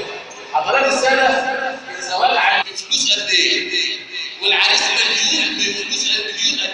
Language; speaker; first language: Arabic; native; Arabic